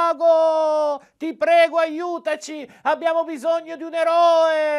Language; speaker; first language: Italian; native; Italian